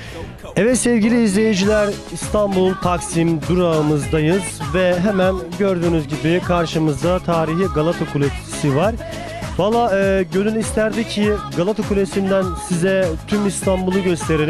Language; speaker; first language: Turkish; native; Turkish